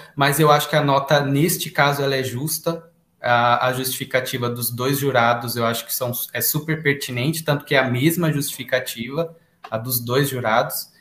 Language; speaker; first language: Portuguese; native; Portuguese